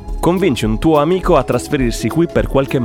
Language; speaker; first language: Italian; native; Italian